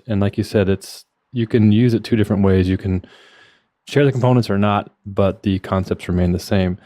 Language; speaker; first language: English; native; English